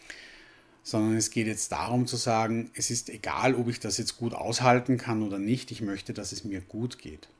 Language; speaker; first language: German; native; German